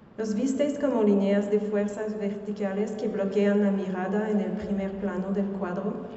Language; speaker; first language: Spanish; non-native, learner; French